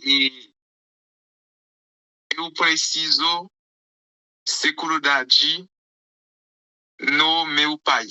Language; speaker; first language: Portuguese; non-native, learner; Haitian Creole